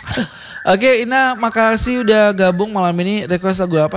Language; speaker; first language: Indonesian; native; Indonesian